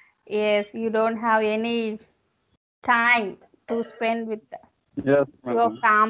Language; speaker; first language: English; non-native, learner; Telugu